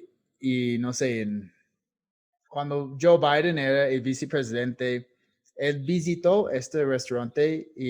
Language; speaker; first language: Spanish; non-native, fluent; English